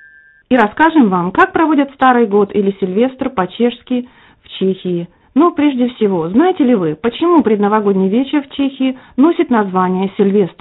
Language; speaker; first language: Russian; native; Russian